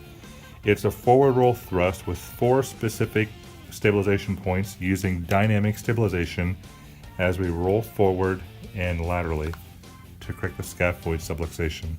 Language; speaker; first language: English; native; English